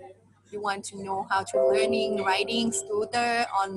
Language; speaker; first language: English; non-native, learner; Thai